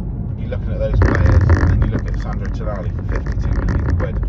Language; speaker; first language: English; native; English